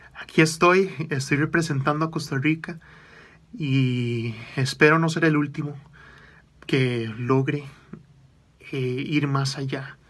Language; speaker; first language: Spanish; native; Spanish